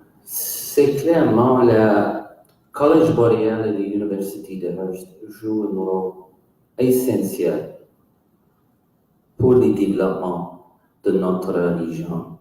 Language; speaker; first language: French; non-native, local second language; English